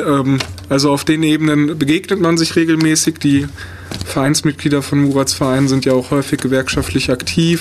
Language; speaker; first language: German; native; German